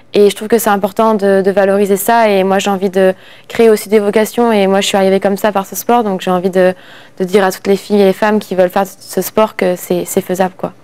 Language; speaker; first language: French; native; French